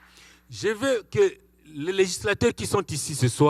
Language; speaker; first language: French; non-native, local second language; Swahili